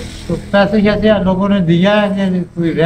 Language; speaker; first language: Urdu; non-native, local second language; Punjabi